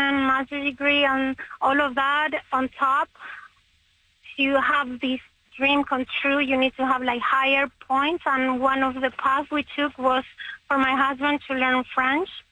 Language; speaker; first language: English; non-native, fluent; Spanish